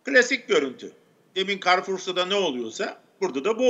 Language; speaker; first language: Turkish; native; Turkish